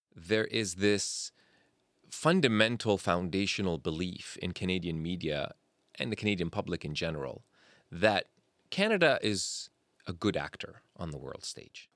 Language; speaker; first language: English; early bilingual, other home language; Arabic